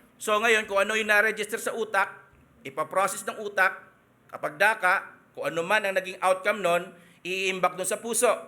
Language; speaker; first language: Filipino; native; Filipino